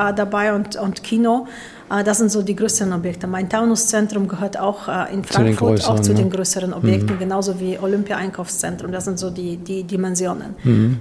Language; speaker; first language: German; non-native, fluent; Polish